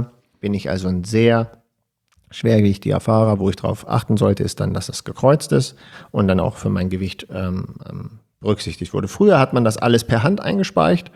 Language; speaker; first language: German; native; German